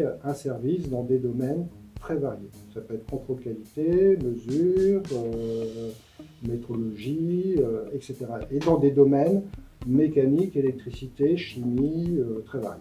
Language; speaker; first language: French; native; French